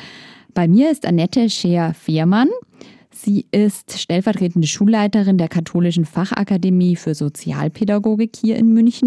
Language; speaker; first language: German; native; German